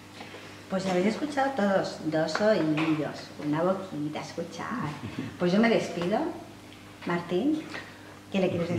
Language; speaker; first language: Spanish; native; Spanish